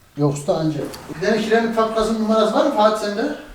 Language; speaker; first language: Turkish; native; Turkish